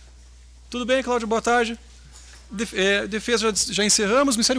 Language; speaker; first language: Portuguese; native; Portuguese